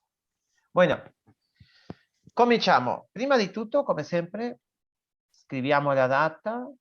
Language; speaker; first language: Italian; non-native, fluent; Spanish